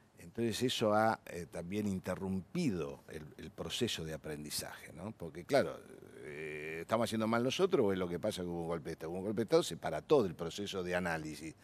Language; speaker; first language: Spanish; native; Spanish